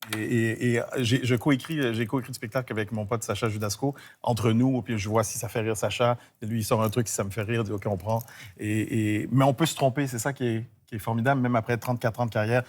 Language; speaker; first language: French; early bilingual, other home language; Haitian Creole